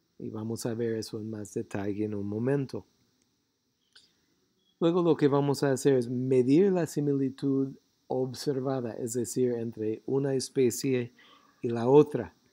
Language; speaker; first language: Spanish; non-native, fluent; English